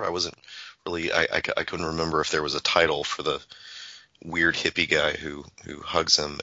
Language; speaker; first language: English; native; English